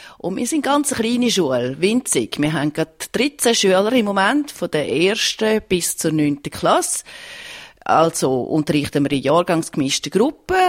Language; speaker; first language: German; native; German